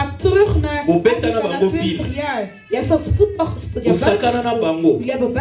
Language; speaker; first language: Dutch; non-native, learner; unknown